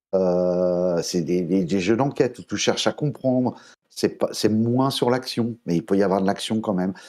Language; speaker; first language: French; native; French